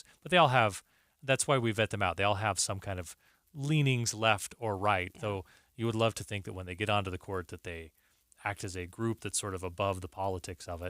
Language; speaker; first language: English; native; English